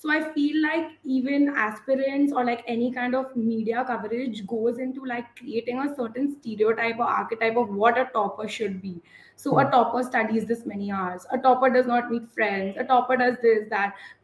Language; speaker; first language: English; non-native, local second language; Gujarati